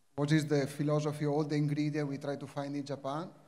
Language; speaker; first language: English; non-native, fluent; Italian